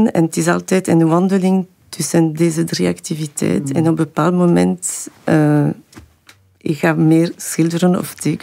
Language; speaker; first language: Dutch; non-native, fluent; French